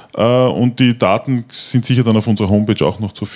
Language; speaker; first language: German; native; German